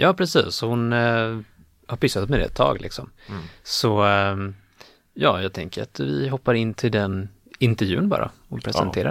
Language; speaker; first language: Swedish; native; Swedish